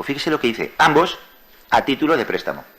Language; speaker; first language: Spanish; native; Spanish